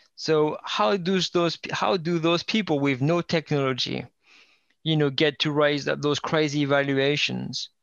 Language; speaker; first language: English; non-native, fluent; French